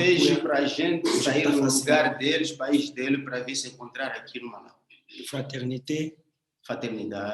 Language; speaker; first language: Portuguese; non-native, learner; Swahili